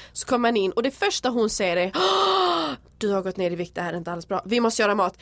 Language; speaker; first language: Swedish; early bilingual, other home language; Serbian